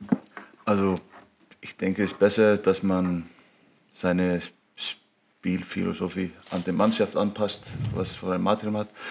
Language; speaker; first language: German; non-native, fluent; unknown